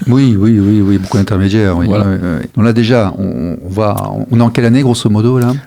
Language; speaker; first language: French; native; French